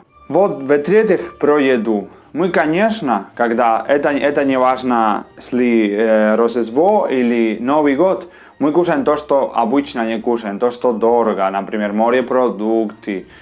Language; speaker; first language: Russian; non-native, learner; Spanish